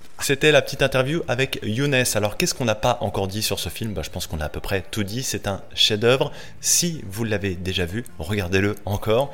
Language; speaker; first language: French; native; French